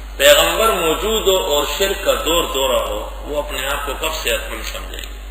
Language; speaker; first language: Urdu; non-native, local second language; Pashto